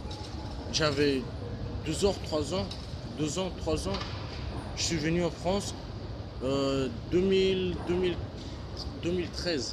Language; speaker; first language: French; non-native, fluent; Bulgarian